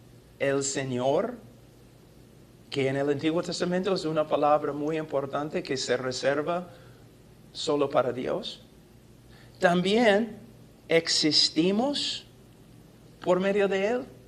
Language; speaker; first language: Spanish; non-native, fluent; English